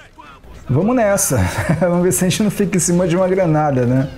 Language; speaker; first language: Portuguese; native; Portuguese